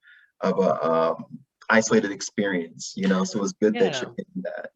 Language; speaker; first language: English; native; English